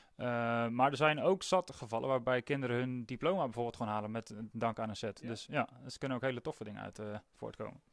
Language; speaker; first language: Dutch; native; Dutch